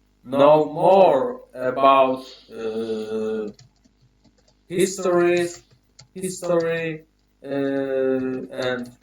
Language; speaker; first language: English; non-native, learner; Polish